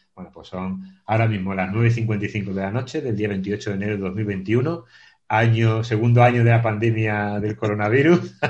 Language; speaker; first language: Spanish; native; Spanish